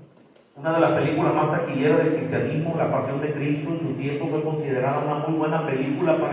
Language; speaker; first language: Spanish; native; Spanish